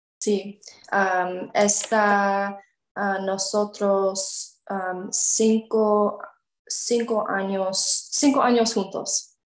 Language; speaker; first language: Spanish; non-native, learner; English